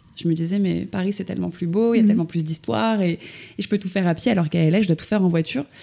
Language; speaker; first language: French; native; French